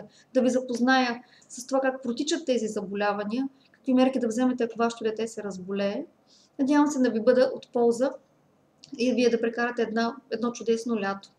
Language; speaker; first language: Bulgarian; native; Bulgarian